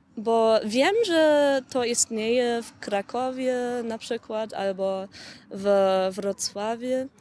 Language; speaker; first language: Polish; non-native, learner; German